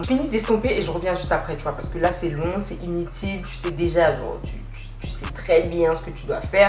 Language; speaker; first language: French; native; French